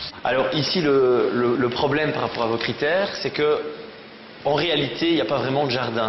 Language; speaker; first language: French; native; French